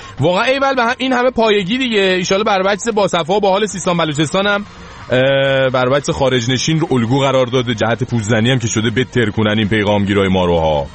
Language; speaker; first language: Persian; native; Persian